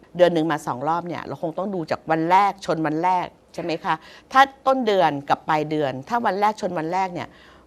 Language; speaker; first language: Thai; native; Thai